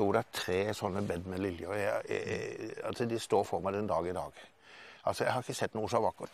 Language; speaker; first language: Norwegian; native; Norwegian